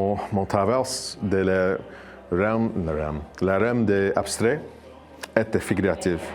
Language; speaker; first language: French; non-native, learner; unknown